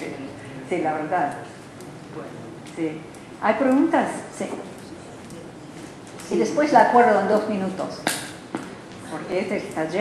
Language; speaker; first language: Spanish; non-native, learner; English